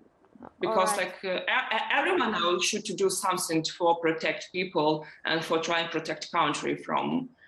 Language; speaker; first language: English; non-native, learner; Ukrainian